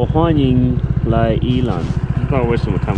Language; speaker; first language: Chinese; non-native, fluent; English